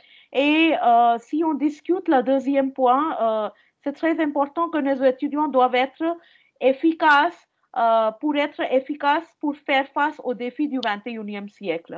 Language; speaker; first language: French; non-native, fluent; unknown